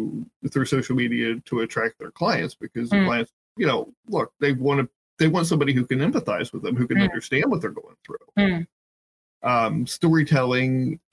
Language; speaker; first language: English; native; English